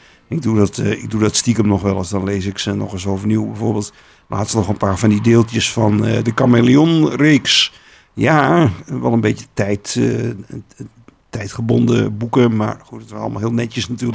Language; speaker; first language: Dutch; native; Dutch